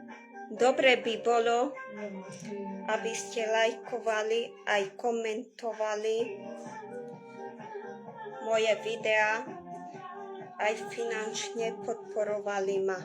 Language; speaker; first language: Slovak; non-native, local second language; Hungarian